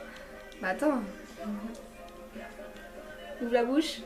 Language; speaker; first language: French; early bilingual, other home language; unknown